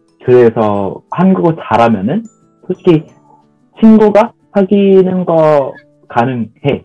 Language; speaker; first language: Korean; non-native, fluent; Vietnamese